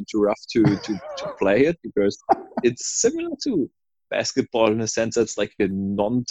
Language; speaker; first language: English; non-native, fluent; German